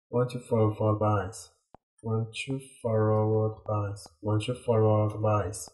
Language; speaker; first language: English; non-native, learner; Korean